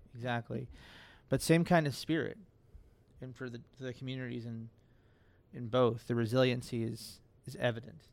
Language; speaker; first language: English; native; English